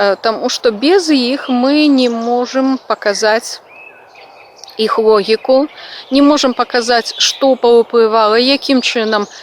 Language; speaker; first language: Belarusian; non-native, local second language; Russian